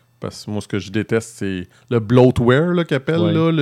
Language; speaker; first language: French; native; French